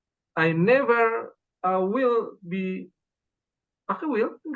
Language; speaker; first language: English; non-native, learner; Indonesian